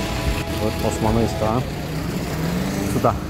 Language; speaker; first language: Russian; non-native, local second language; Azerbaijani